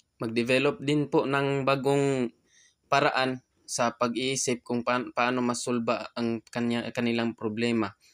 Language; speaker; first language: Filipino; non-native, local second language; Cebuano